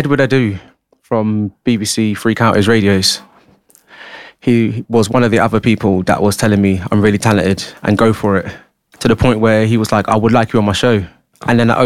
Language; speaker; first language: English; native; English